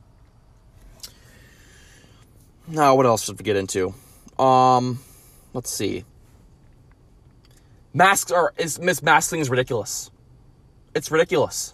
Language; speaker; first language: English; native; English